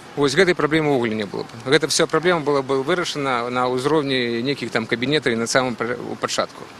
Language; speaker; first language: Belarusian; native; Belarusian